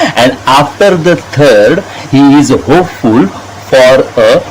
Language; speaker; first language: English; non-native, local second language; Marathi